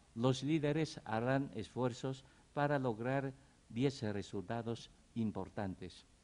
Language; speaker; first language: Spanish; non-native, fluent; Chinese